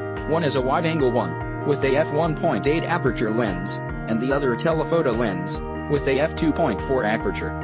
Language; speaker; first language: English; non-native, local second language; Odia